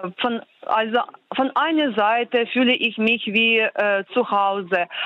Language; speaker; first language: German; non-native, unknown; Ukrainian